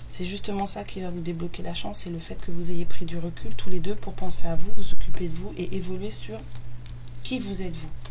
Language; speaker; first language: French; native; French